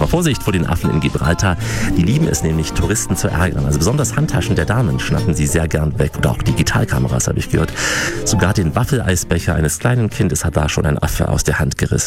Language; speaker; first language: German; native; German